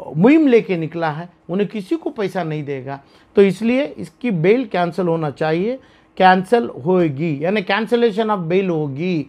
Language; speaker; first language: Hindi; non-native, local second language; Urdu